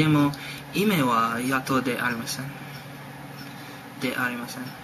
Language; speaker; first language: Japanese; non-native, learner; English